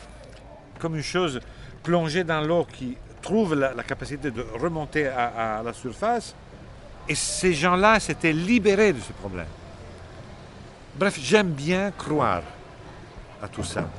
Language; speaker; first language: French; non-native, fluent; Italian